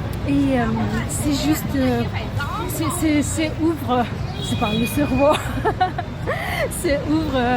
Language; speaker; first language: French; non-native, learner; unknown